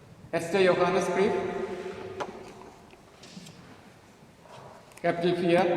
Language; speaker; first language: German; non-native, learner; Malayalam